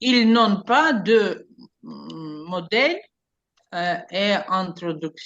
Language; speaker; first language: French; non-native, learner; Ukrainian